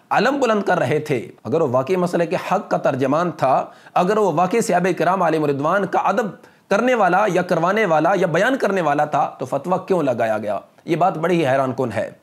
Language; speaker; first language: Urdu; non-native, local second language; Punjabi